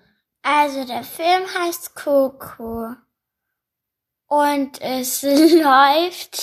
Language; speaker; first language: German; non-native, learner; Spanish